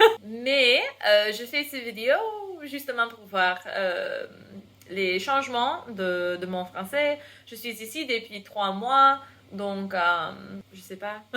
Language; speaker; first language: French; non-native, fluent; English